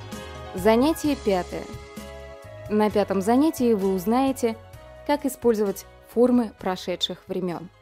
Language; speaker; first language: Russian; native; Russian